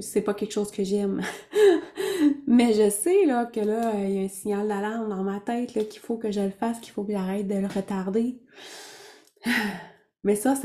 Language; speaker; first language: French; native; French